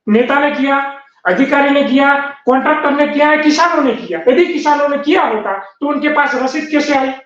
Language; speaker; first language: Hindi; non-native, local second language; Gujarati